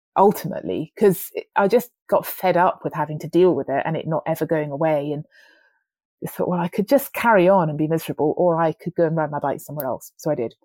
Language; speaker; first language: English; native; English